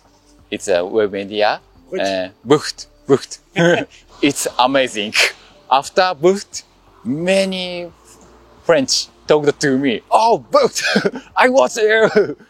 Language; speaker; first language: English; non-native, learner; Japanese